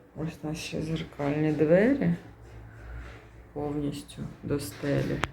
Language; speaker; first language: Ukrainian; native; Ukrainian